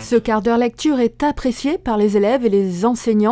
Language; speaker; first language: French; native; French